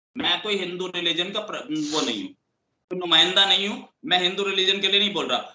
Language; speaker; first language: Hindi; native; Hindi